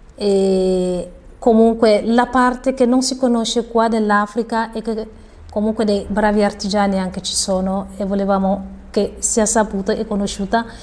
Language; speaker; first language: Italian; non-native, fluent; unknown